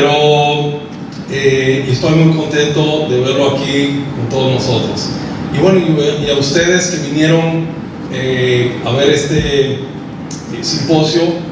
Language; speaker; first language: Spanish; early bilingual, heritage; Spanish